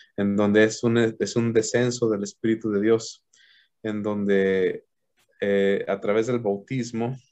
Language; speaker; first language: Spanish; native; Spanish